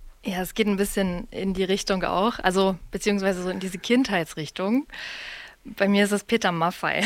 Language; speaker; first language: German; native; German